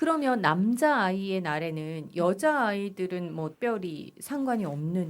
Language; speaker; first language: Korean; native; Korean